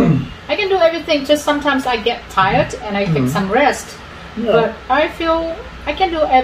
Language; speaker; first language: English; non-native, fluent; Vietnamese